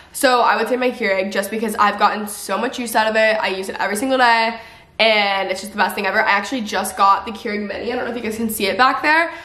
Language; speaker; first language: English; native; English